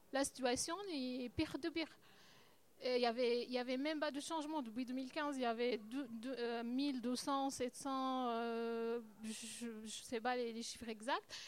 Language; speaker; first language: French; non-native, learner; Arabic